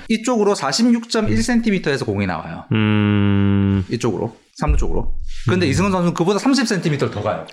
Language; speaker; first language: Korean; native; Korean